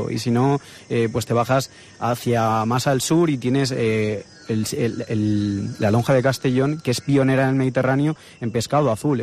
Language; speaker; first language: Spanish; native; Spanish